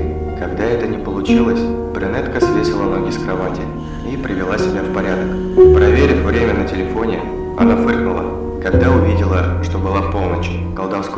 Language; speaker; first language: Russian; native; Russian